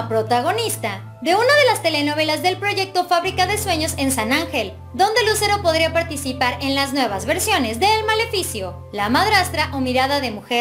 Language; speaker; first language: Spanish; native; Spanish